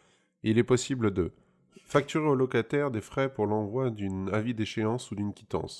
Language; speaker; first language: French; native; French